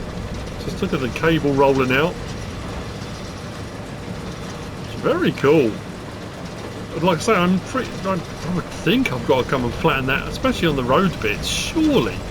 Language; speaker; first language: English; native; English